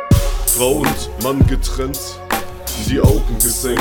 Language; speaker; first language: German; native; German